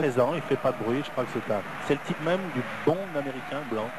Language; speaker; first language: French; native; French